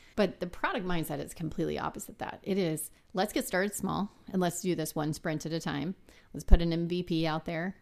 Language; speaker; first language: English; native; English